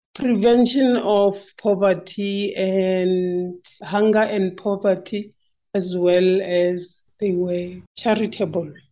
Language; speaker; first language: English; non-native, local second language; Northern Sotho